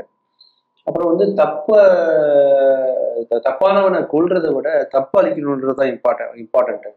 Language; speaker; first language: Tamil; native; Tamil